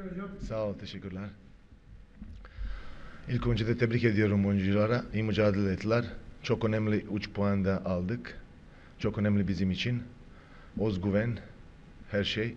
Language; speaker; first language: Turkish; non-native, fluent; Croatian